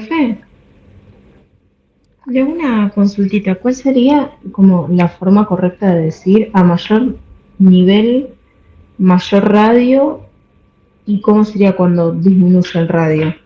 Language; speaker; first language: Spanish; native; Spanish